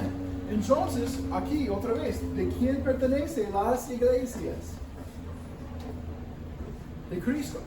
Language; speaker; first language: Spanish; non-native, fluent; English